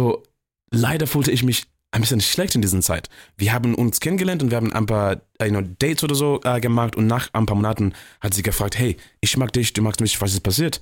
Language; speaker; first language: German; non-native, fluent; English